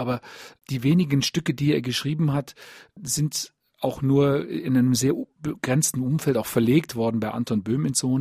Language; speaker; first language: German; native; German